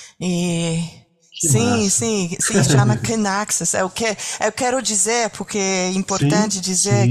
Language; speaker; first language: Portuguese; non-native, learner; French